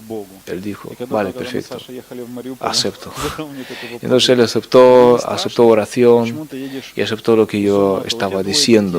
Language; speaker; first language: Spanish; non-native, fluent; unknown